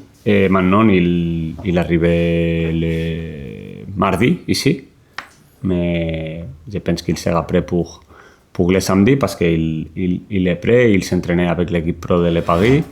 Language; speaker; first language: French; non-native, learner; Spanish